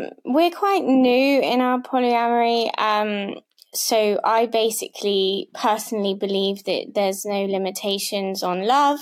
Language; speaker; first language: English; native; English